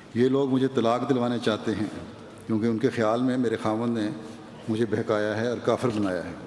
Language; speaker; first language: Urdu; native; Urdu